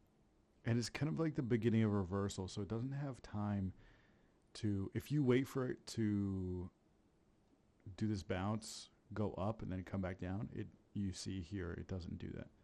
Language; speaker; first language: English; native; English